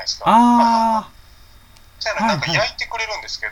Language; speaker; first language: Japanese; native; Japanese